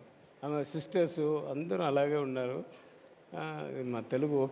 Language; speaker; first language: Telugu; non-native, learner; Tamil